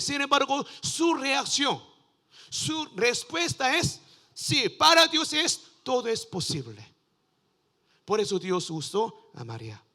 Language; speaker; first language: Spanish; non-native, learner; Korean